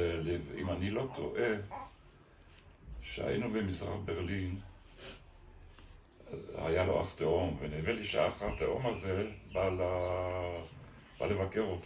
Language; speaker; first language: Hebrew; early bilingual, other home language; German